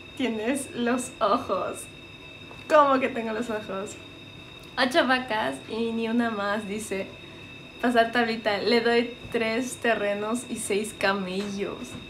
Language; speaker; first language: Spanish; early bilingual, heritage; Spanish